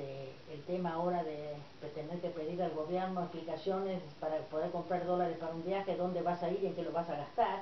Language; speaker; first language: Spanish; native; Spanish